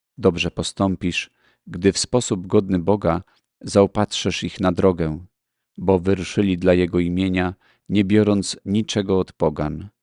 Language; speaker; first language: Polish; native; Polish